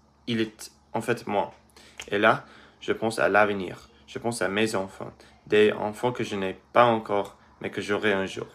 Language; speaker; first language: French; early bilingual, other home language; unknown